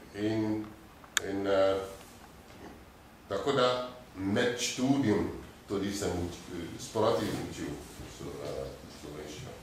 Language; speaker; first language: Slovenian; non-native, fluent; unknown